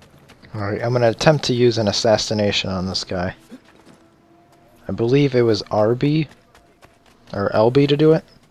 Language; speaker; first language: English; native; English